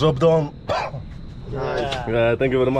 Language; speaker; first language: English; non-native, learner; Polish